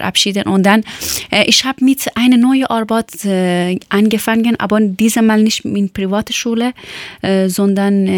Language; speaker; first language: German; non-native, learner; Persian